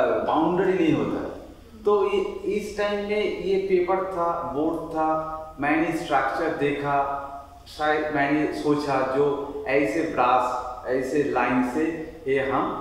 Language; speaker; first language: Hindi; non-native, local second language; Bangla